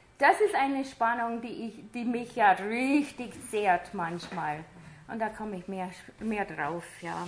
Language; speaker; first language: German; non-native, fluent; English